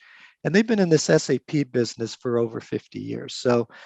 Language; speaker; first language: English; native; English